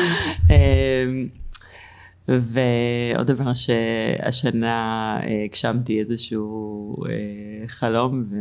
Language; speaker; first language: Hebrew; non-native, fluent; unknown